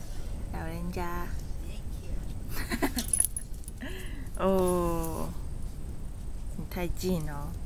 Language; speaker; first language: Chinese; early bilingual, heritage; Chinese